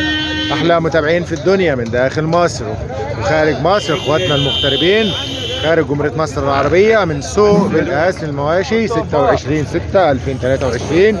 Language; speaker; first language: Arabic; native; Arabic